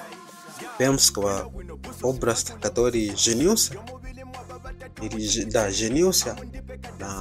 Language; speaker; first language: Russian; non-native, fluent; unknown